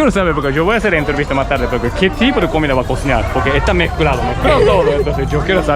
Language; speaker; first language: Spanish; non-native, learner; Japanese